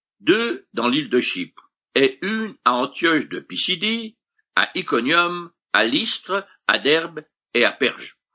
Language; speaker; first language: French; native; French